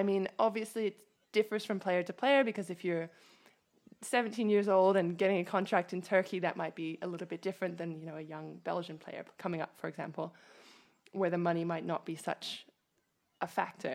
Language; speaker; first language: English; native; English